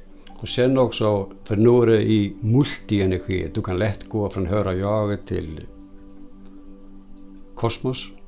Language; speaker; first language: Swedish; non-native, fluent; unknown